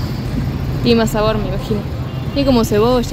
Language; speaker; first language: Spanish; non-native, fluent; French